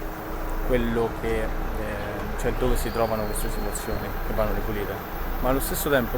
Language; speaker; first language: Italian; native; Italian